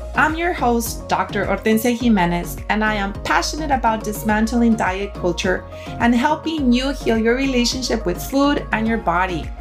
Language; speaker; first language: English; early bilingual, other home language; Spanish